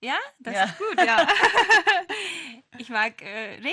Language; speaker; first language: German; non-native, fluent; Turkish